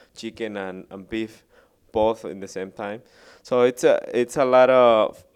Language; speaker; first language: English; non-native, fluent; Spanish